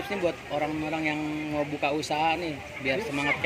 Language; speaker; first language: Indonesian; native; Indonesian